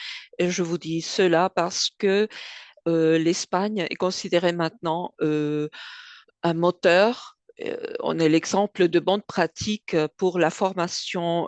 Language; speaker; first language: French; non-native, fluent; Spanish